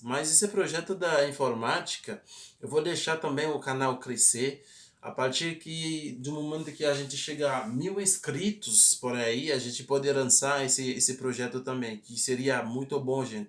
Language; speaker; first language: Portuguese; non-native, fluent; Haitian Creole